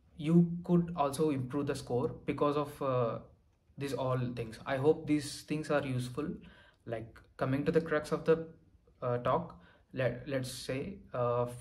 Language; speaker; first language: English; non-native, local second language; Telugu